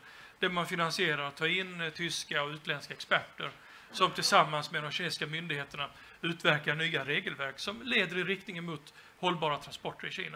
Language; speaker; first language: Swedish; native; Swedish